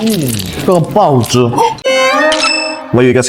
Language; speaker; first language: Chinese; non-native, learner; Korean